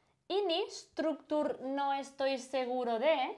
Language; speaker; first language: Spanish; non-native, fluent; Indonesian